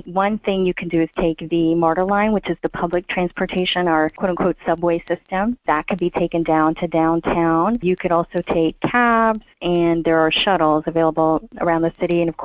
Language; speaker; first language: English; native; English